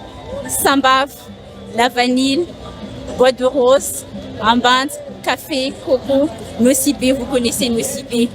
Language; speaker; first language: French; non-native, local second language; Malagasy